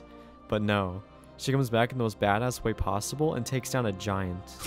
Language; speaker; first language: English; native; English